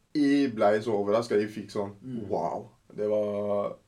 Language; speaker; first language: Norwegian; early bilingual, other home language; Sinhala